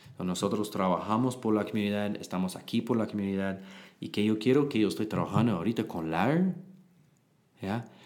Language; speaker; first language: Spanish; non-native, learner; English